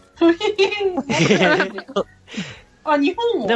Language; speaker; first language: Japanese; native; Japanese